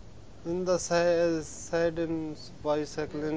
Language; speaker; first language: English; non-native, learner; Punjabi